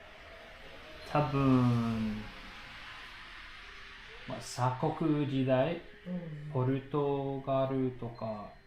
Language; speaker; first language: Japanese; non-native, learner; English